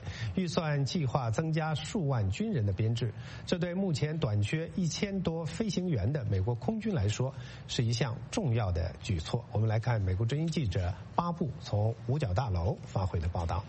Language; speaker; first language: Chinese; native; Chinese